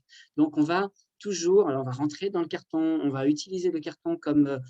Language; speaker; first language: French; native; French